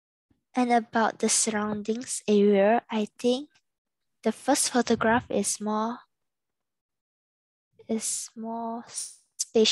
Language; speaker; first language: English; non-native, learner; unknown